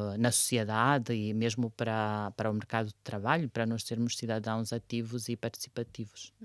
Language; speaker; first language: Portuguese; non-native, fluent; Romanian